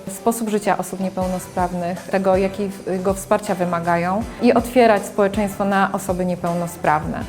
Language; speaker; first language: Polish; native; Polish